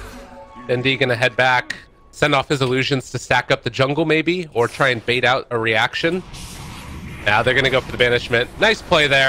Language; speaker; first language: English; native; English